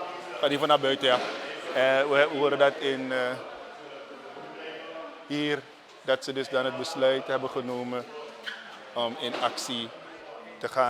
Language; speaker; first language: Dutch; native; Dutch